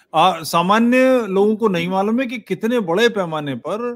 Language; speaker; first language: Hindi; native; Hindi